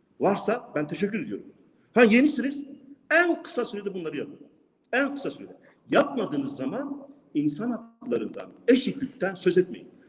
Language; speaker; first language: Turkish; non-native, local second language; Kurdish